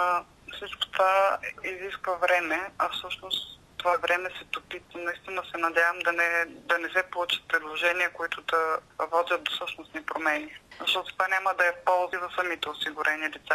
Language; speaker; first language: Bulgarian; native; Bulgarian